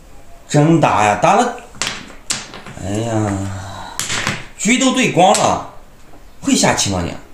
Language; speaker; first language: Chinese; native; Chinese